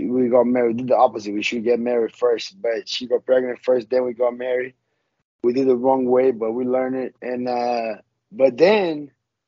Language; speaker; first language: English; non-native, learner; Portuguese